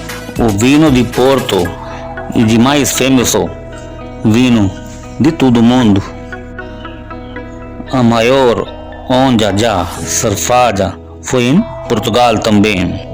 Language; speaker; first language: Portuguese; non-native, learner; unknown